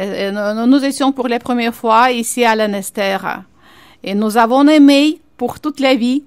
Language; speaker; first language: French; non-native, fluent; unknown